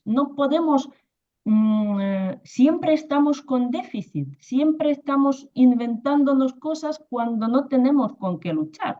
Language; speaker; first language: Spanish; non-native, fluent; Ukrainian